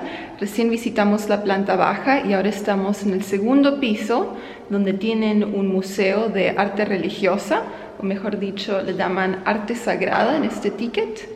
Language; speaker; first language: Spanish; native; Spanish